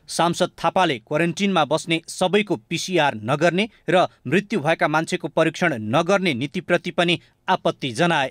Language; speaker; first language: Nepali; native; Nepali